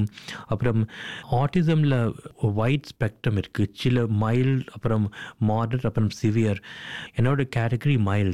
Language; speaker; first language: Tamil; early bilingual, heritage; Tamil